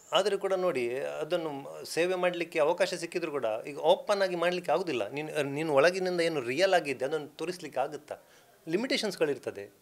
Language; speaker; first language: Kannada; non-native, local second language; Konkani